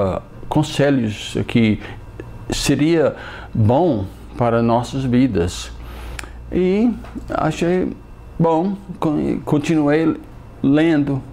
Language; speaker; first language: Portuguese; non-native, fluent; English